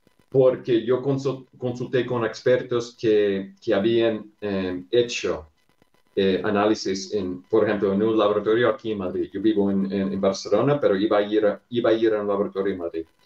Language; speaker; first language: Spanish; non-native, fluent; English